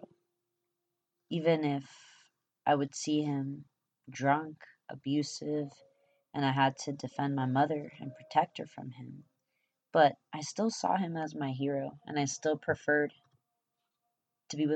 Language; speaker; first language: English; early bilingual, other home language; Spanish